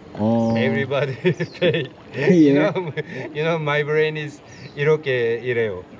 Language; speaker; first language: English; non-native, learner; Korean